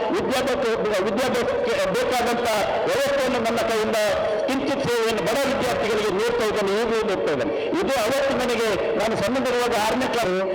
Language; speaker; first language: Kannada; non-native, local second language; Tulu